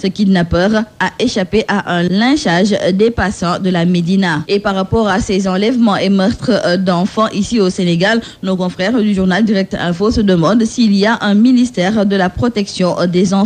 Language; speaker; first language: French; non-native, local second language; Wolof